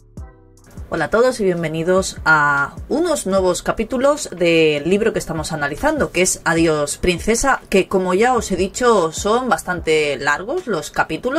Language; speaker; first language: Spanish; native; Spanish